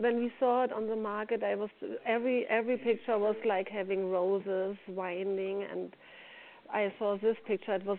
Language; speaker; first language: English; non-native, fluent; German